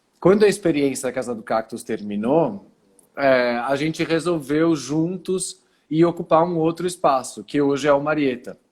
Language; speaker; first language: Portuguese; early bilingual, other home language; Italian